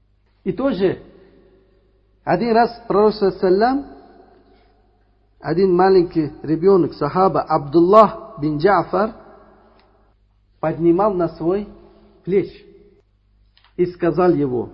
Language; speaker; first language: Russian; non-native, learner; Uzbek